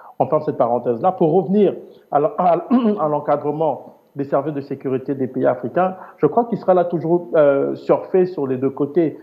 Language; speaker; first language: French; native; French